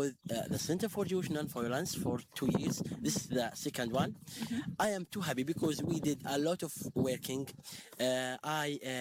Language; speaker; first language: English; non-native, fluent; Arabic